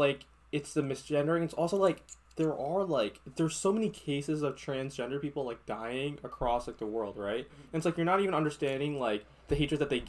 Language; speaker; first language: English; native; English